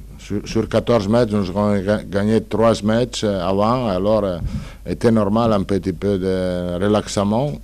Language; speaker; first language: French; non-native, learner; Italian